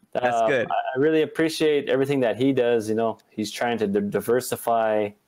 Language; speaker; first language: English; native; English